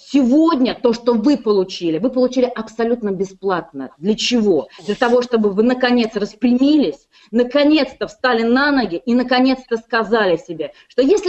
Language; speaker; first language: Russian; native; Russian